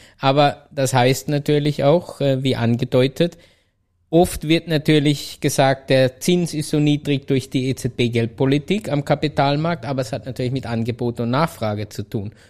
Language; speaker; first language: German; native; German